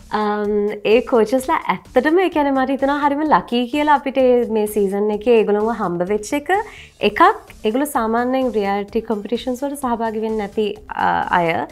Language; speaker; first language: Sinhala; non-native, local second language; English